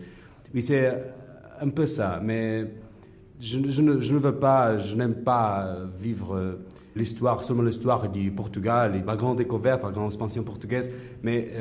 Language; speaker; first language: French; non-native, learner; Portuguese